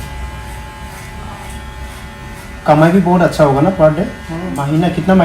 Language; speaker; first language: Hindi; non-native, local second language; Bodo